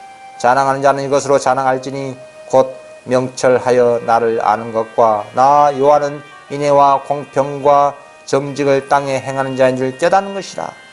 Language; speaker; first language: Korean; native; Korean